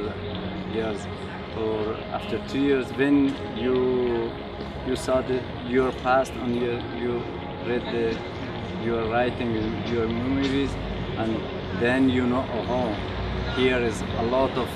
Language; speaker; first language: English; non-native, learner; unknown